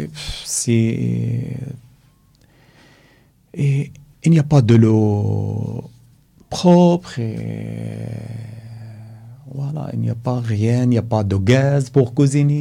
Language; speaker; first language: French; non-native, learner; Arabic